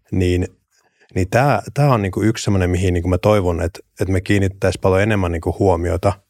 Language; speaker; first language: Finnish; early bilingual, other home language; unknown